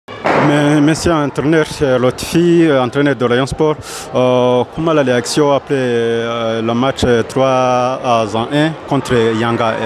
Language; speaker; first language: French; non-native, local second language; Kinyarwanda